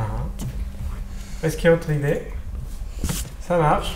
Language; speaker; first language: French; non-native, fluent; Spanish